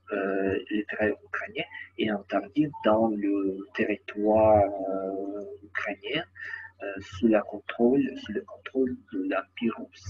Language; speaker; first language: French; non-native, learner; Ukrainian